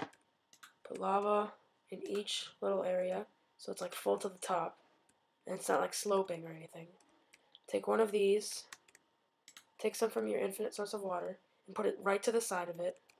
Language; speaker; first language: English; native; English